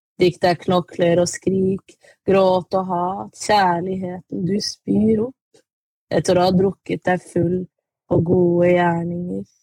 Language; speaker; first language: Norwegian; early bilingual, other home language; Arabic